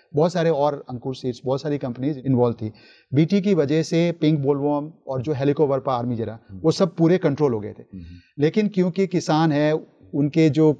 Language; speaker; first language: Hindi; native; Hindi